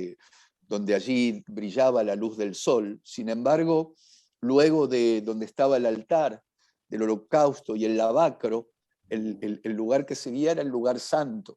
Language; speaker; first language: Spanish; native; Spanish